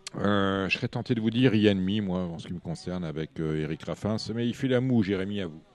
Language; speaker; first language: French; native; French